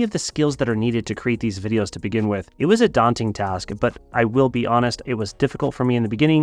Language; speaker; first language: English; native; English